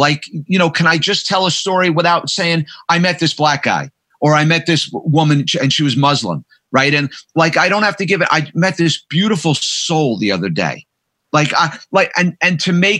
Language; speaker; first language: English; native; English